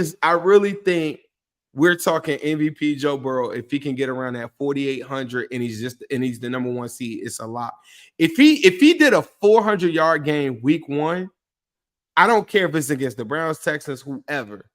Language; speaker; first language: English; native; English